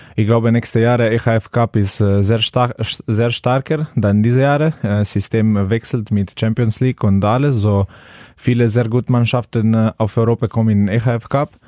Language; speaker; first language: German; non-native, learner; Slovenian